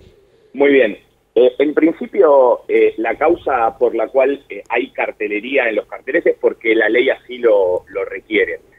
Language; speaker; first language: Spanish; native; Spanish